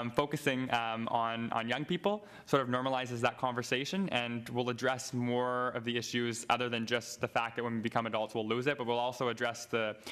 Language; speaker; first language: English; native; English